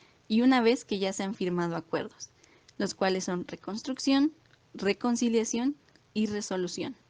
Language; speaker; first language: Spanish; native; Spanish